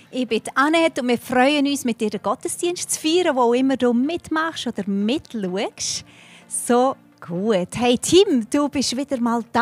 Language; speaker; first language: German; native; German